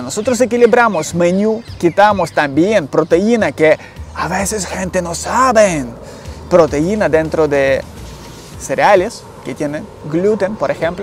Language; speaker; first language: Spanish; non-native, learner; Ukrainian